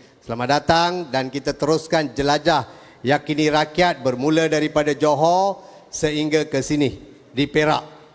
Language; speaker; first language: Malay; non-native, local second language; Tamil